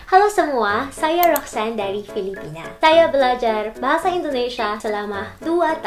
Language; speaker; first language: Indonesian; non-native, learner; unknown